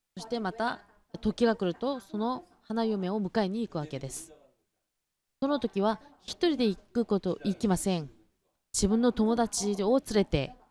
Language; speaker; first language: Japanese; non-native, fluent; Korean